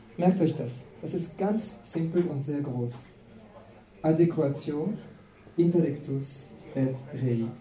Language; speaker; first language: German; non-native, fluent; French